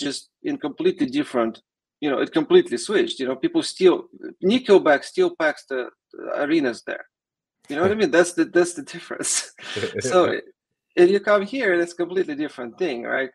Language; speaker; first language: English; non-native, fluent; Russian